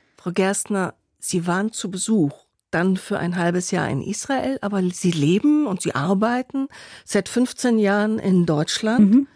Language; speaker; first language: German; native; German